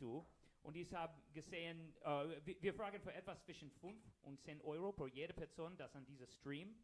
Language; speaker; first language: German; non-native, learner; English